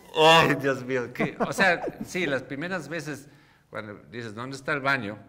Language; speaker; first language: Spanish; non-native, fluent; German